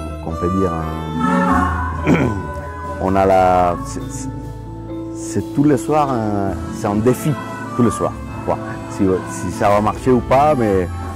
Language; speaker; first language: French; non-native, fluent; Spanish